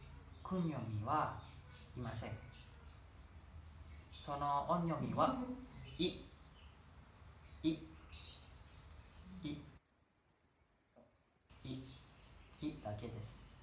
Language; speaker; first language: Japanese; non-native, learner; Indonesian